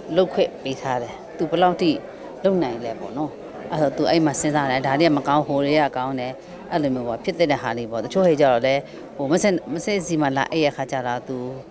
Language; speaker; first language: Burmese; native; Burmese